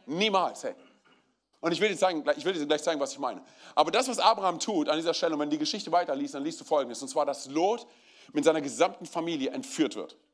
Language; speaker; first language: German; early bilingual, other home language; Romanian